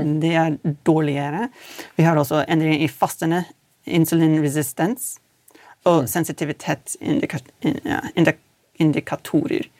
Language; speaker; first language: Norwegian; non-native, fluent; English